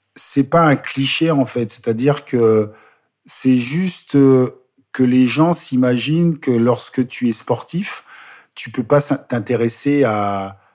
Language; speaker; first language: French; native; French